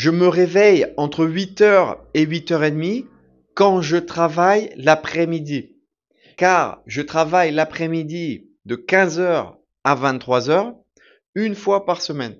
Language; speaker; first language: French; native; French